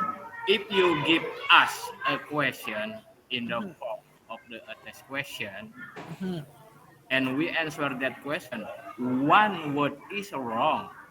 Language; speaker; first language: English; non-native, learner; Indonesian